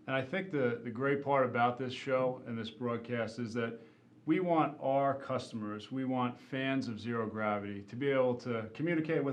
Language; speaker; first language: English; native; English